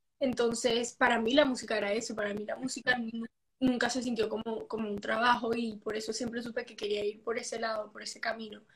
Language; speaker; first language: Spanish; early bilingual, heritage; Spanish